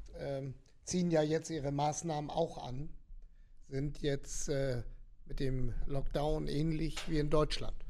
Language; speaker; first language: German; native; German